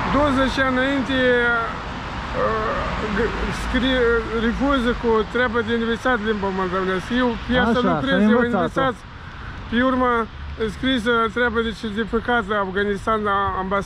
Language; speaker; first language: Romanian; non-native, learner; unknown